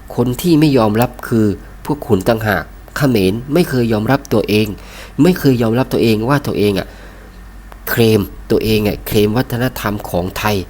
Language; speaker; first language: Thai; native; Thai